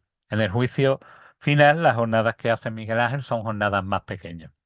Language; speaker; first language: Spanish; native; Spanish